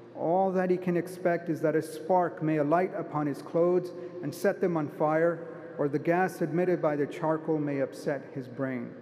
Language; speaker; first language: English; native; English